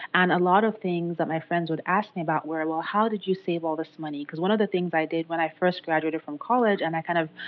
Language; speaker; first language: English; non-native, local second language; Yoruba